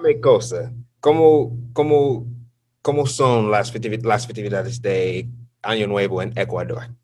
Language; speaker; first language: Spanish; non-native, learner; English